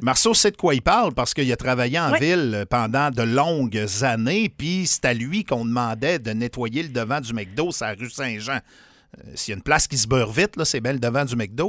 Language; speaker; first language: French; native; French